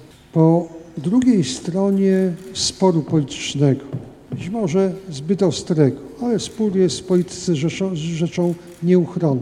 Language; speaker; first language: Polish; native; Polish